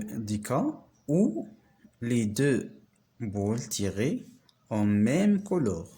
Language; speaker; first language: French; non-native, local second language; Arabic